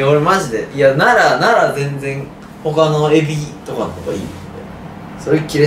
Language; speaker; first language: Japanese; native; Japanese